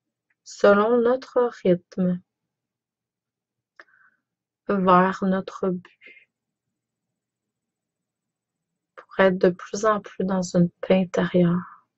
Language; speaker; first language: French; native; French